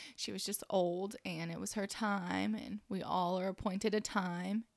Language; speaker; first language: English; native; English